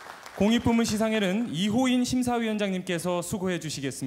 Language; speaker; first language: Korean; native; Korean